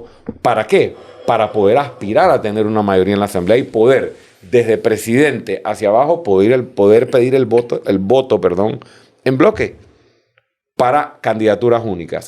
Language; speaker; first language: Spanish; native; Spanish